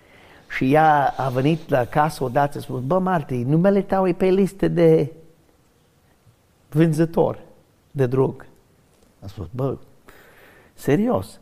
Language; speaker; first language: Romanian; non-native, learner; English